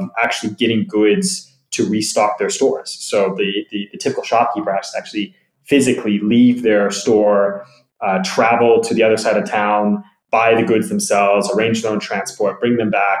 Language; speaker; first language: English; native; English